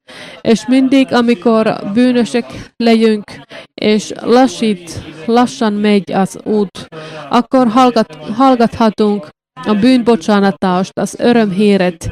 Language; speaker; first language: Hungarian; non-native, learner; Finnish